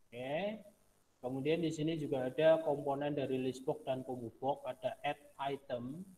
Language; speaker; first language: Indonesian; non-native, local second language; Javanese